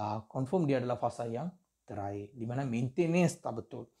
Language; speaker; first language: Malay; non-native, local second language; Tamil